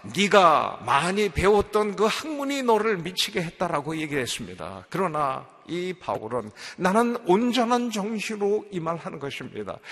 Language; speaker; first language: Korean; native; Korean